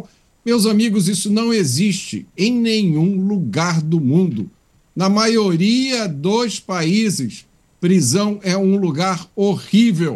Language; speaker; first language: Portuguese; native; Portuguese